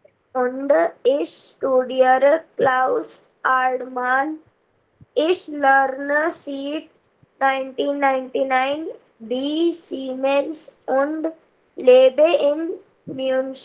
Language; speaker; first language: German; non-native, learner; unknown